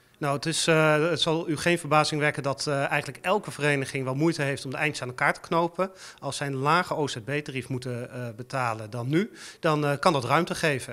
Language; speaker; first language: Dutch; native; Dutch